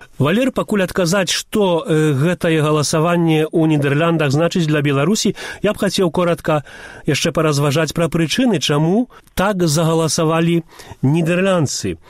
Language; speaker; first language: Belarusian; early bilingual, heritage; Belarusian